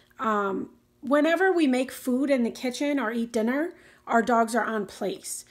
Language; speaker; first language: English; native; English